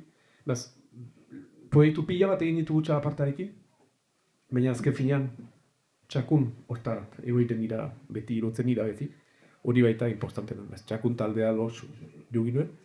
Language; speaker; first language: Basque; native; Basque